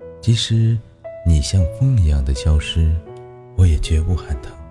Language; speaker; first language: Chinese; native; Chinese